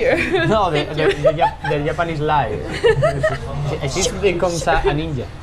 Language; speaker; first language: English; non-native, learner; Spanish